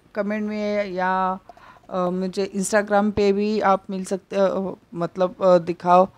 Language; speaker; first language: Hindi; non-native, local second language; Marathi